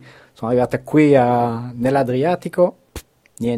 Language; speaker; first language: Italian; non-native, fluent; French